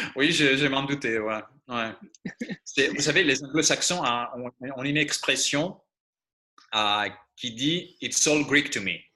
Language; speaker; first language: French; non-native, fluent; Greek